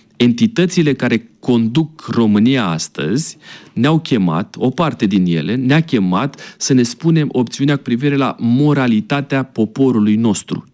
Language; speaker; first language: Romanian; native; Romanian